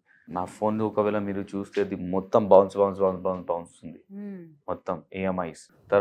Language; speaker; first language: Telugu; non-native, local second language; Hindi